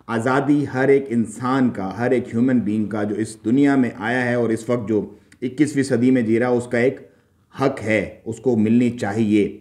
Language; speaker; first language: Urdu; native; Urdu